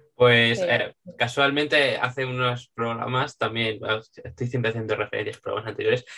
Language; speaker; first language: Spanish; native; Spanish